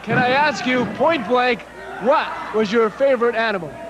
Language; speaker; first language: English; native; English